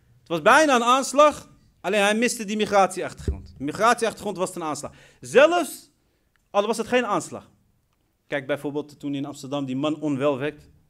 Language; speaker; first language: Dutch; early bilingual, other home language; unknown